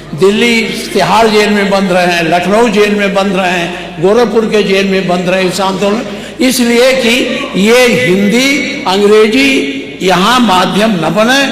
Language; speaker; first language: Hindi; native; Hindi